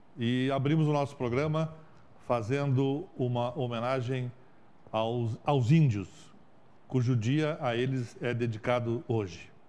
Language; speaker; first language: Portuguese; native; Portuguese